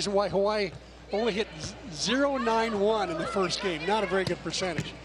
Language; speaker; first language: English; native; English